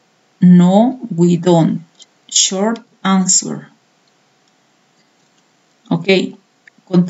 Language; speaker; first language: English; non-native, fluent; Spanish